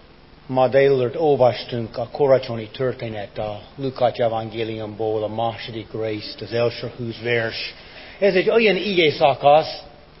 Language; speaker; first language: Hungarian; non-native, fluent; English